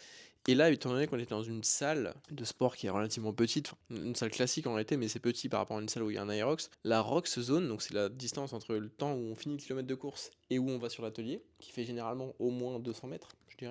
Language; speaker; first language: French; native; French